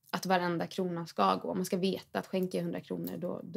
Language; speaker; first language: Swedish; native; Swedish